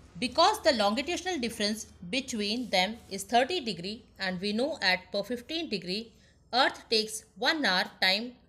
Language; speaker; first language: English; non-native, local second language; Hindi